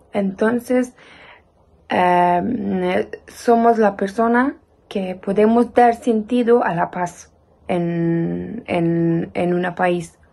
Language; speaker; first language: Spanish; non-native, learner; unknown